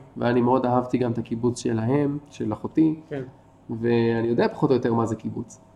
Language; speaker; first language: Hebrew; native; Hebrew